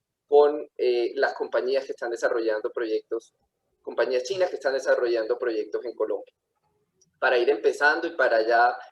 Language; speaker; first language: Spanish; native; Spanish